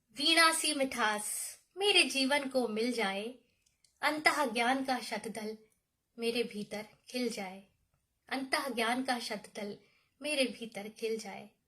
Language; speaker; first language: Hindi; native; Hindi